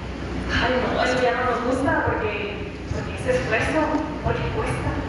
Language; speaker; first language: Spanish; native; Spanish